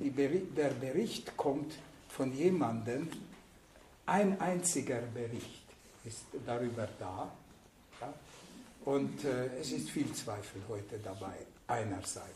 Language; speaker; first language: German; non-native, fluent; Hungarian